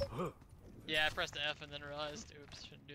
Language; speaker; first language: English; native; English